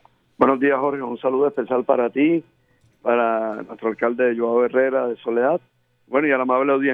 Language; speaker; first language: Spanish; native; Spanish